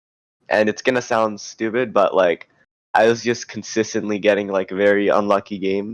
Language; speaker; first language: English; native; English